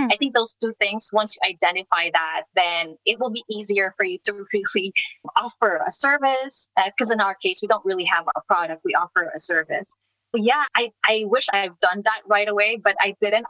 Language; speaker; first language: English; non-native, local second language; Filipino